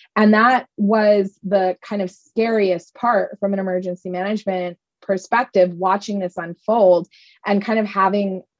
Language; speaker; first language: English; native; English